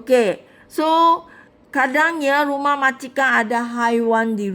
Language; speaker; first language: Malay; non-native, local second language; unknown